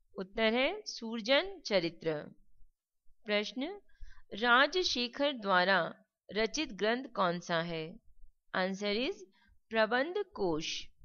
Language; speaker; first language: Hindi; native; Hindi